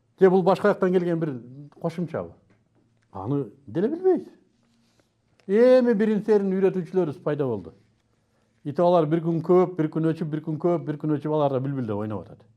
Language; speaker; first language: Kyrgyz; native; Kyrgyz